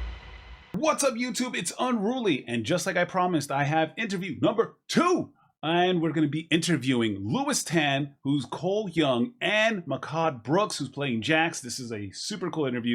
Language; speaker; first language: English; native; English